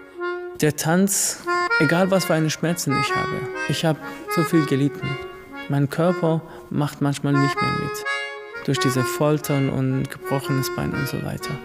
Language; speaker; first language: German; non-native, fluent; Persian